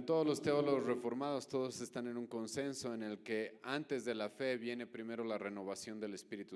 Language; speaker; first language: Spanish; native; Spanish